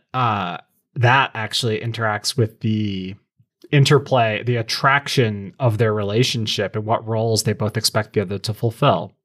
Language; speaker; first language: English; native; English